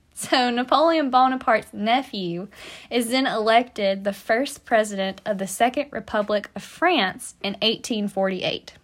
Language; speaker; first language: English; native; English